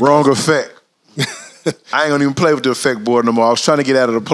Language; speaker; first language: English; native; English